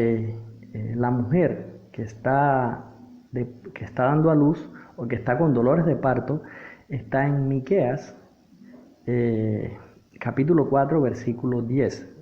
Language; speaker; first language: Spanish; native; Spanish